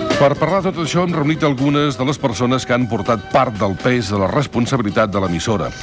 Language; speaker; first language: Catalan; native; Catalan